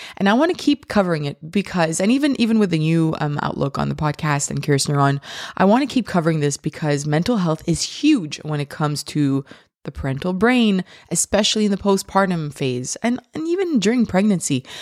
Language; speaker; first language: English; native; English